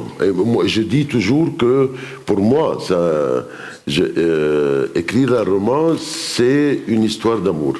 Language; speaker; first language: French; non-native, fluent; Arabic